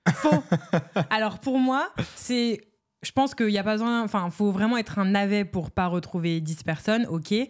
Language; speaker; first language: French; native; French